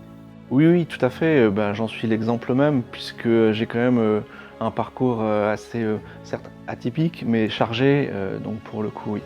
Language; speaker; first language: French; native; French